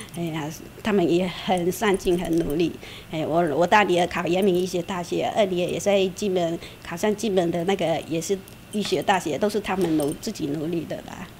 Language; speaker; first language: Chinese; native; Chinese